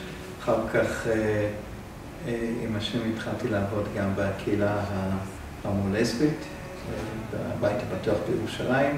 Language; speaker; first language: Hebrew; non-native, fluent; English